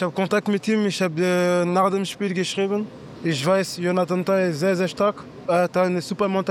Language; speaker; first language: German; non-native, learner; French